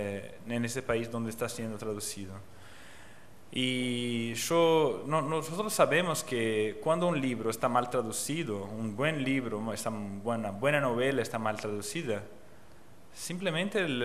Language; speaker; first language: Spanish; non-native, fluent; Portuguese